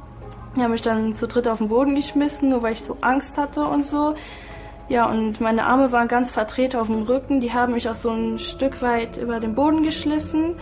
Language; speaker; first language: German; native; German